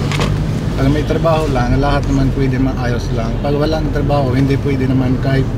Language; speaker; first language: Filipino; non-native, local second language; Cebuano